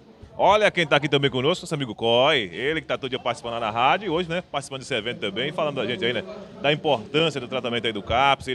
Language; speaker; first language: Portuguese; native; Portuguese